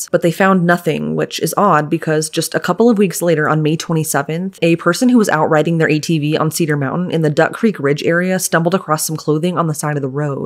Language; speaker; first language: English; native; English